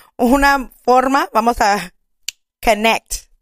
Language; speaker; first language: Spanish; early bilingual, other home language; English